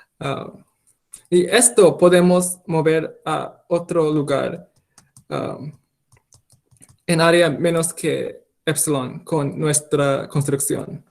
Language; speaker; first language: Spanish; non-native, fluent; English